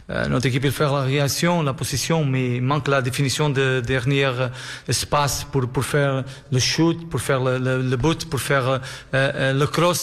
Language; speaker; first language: French; non-native, learner; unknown